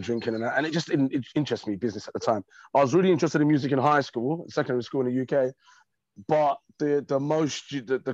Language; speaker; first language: English; native; English